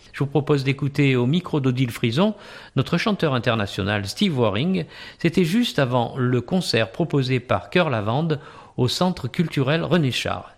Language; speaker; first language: French; native; French